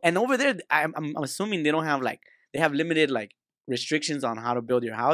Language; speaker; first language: English; early bilingual, other home language; Spanish